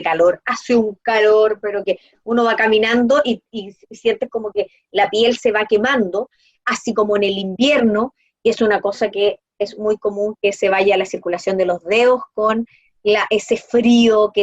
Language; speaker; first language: Spanish; native; Spanish